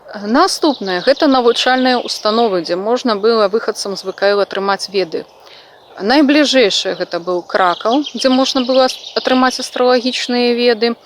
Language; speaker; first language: Belarusian; non-native, local second language; Russian